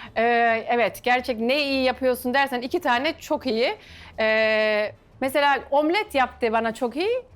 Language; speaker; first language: Turkish; native; Turkish